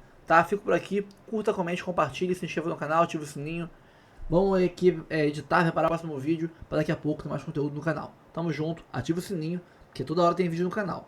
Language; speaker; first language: Portuguese; native; Portuguese